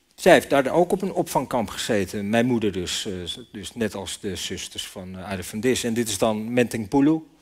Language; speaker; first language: Dutch; native; Dutch